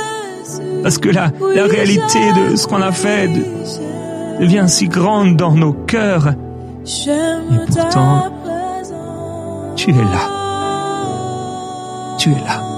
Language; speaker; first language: French; native; French